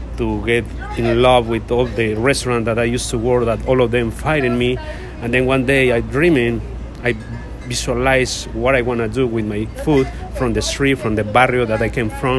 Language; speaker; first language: English; non-native, learner; Spanish